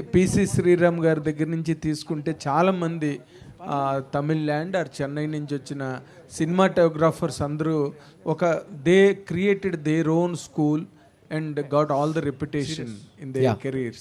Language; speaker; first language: Telugu; native; Telugu